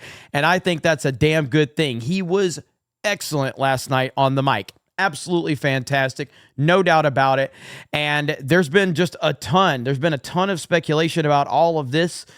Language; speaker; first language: English; native; English